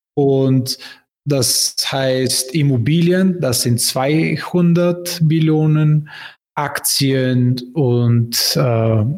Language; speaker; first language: German; non-native, fluent; Bulgarian